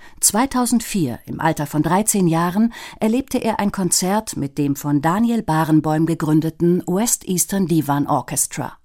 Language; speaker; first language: German; native; German